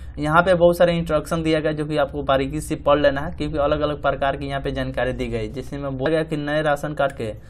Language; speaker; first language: Hindi; native; Hindi